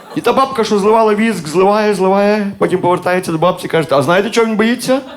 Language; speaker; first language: Ukrainian; native; Ukrainian